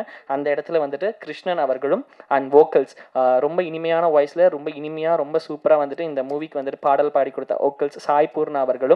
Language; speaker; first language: Tamil; native; Tamil